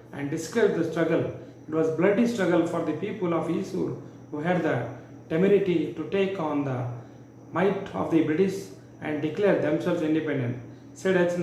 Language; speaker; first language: English; non-native, local second language; Kannada